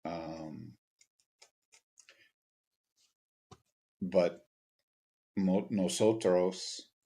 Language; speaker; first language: Spanish; non-native, learner; English